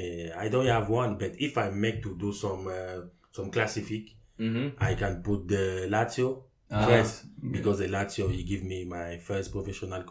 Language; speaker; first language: English; non-native, learner; French